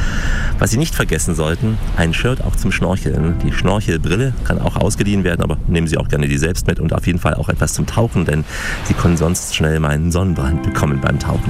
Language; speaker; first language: German; native; German